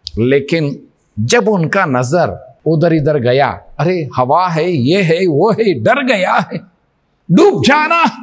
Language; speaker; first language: Hindi; non-native, local second language; Telugu